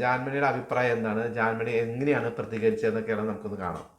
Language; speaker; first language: Malayalam; native; Malayalam